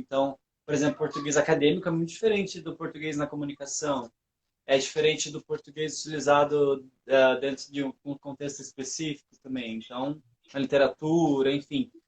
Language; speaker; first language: Portuguese; native; Portuguese